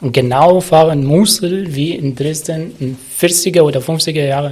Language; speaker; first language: German; non-native, learner; Arabic